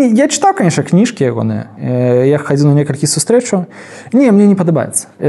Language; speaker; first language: Belarusian; non-native, local second language; Russian